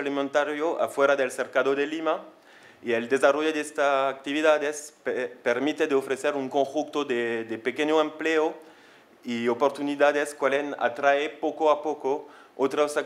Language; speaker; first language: Spanish; non-native, fluent; French